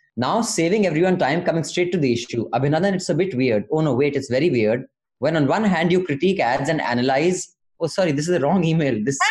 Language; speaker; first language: English; non-native, local second language; Hindi